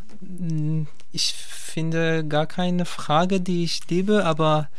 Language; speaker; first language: German; non-native, learner; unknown